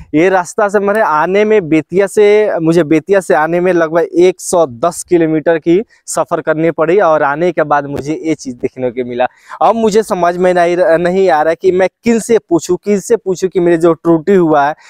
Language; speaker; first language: Hindi; native; Hindi